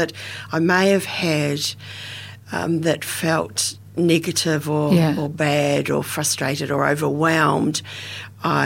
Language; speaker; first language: English; native; English